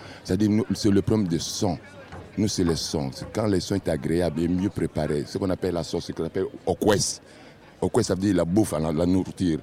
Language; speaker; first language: French; non-native, local second language; Lingala